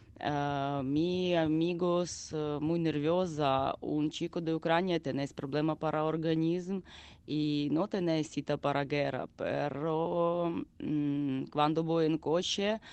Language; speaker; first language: Spanish; non-native, learner; Ukrainian